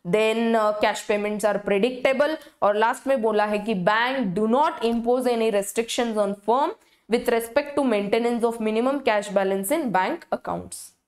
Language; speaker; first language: Hindi; native; Hindi